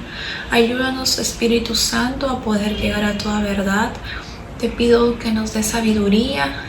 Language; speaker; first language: Spanish; native; Spanish